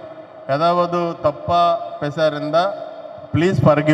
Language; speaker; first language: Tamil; non-native, learner; Telugu